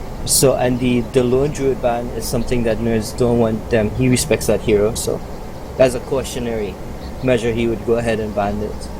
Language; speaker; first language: English; native; English